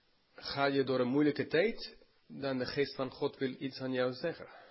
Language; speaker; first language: Dutch; non-native, fluent; English